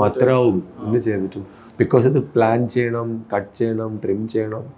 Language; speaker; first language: Malayalam; non-native, local second language; Tamil